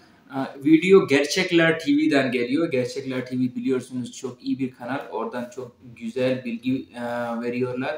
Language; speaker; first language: Turkish; non-native, fluent; Urdu